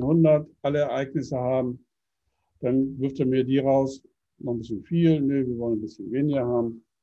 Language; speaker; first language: German; native; German